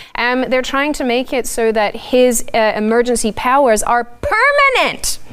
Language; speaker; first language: English; native; English